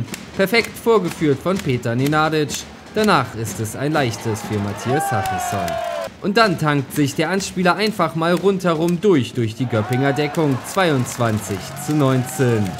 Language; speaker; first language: German; native; German